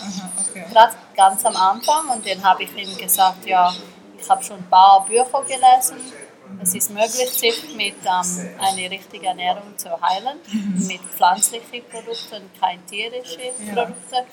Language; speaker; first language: German; early bilingual, heritage; German